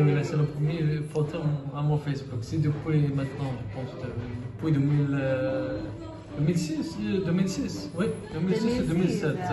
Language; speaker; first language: French; non-native, local second language; Arabic